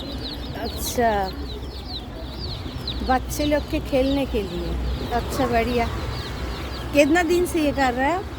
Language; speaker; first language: Hindi; non-native, local second language; Bangla